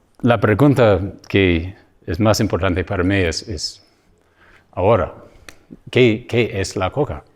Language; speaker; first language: Spanish; non-native, fluent; English